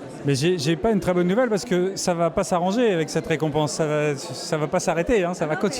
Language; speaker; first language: French; native; French